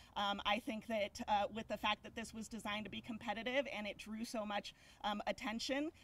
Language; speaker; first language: English; early bilingual, other home language; Spanish